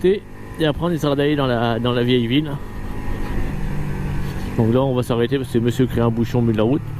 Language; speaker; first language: French; native; French